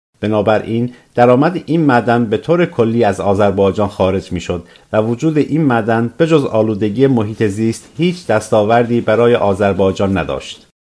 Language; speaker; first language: Persian; non-native, local second language; Azerbaijani